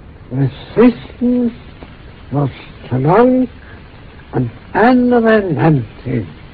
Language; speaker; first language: English; non-native, fluent; German